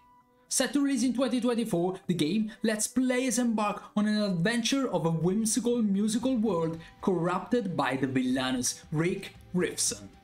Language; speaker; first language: English; non-native, fluent; Italian